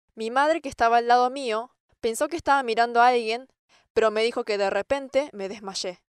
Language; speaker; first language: Spanish; non-native, fluent; English